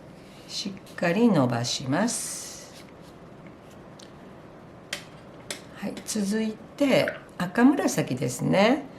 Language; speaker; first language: Japanese; native; Japanese